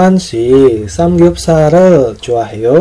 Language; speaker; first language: Korean; non-native, fluent; Indonesian